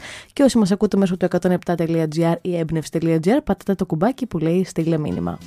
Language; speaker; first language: Greek; native; Greek